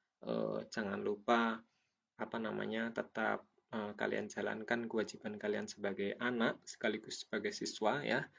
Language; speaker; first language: Indonesian; native; Indonesian